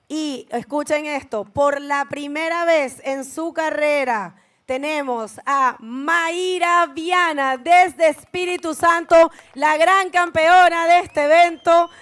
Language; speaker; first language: Spanish; native; Spanish